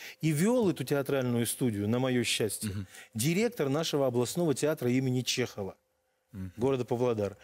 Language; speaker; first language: Russian; native; Russian